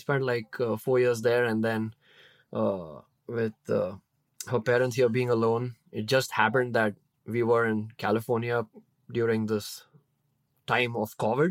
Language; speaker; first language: English; non-native, local second language; Hindi